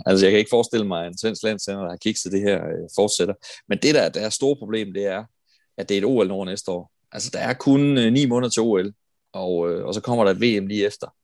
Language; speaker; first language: Danish; native; Danish